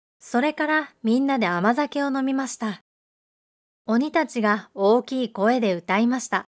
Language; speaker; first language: Japanese; native; Japanese